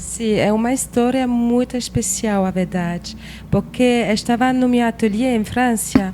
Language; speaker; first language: Portuguese; non-native, learner; French